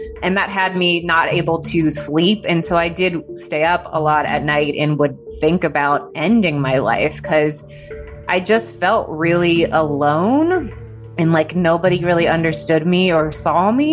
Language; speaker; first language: English; native; English